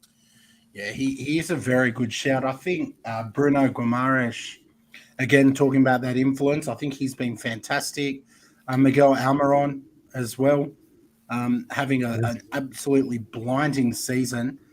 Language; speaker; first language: English; native; English